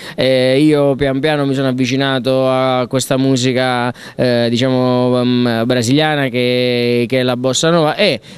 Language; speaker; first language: Italian; native; Italian